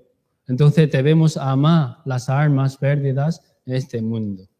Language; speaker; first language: Spanish; non-native, learner; Chinese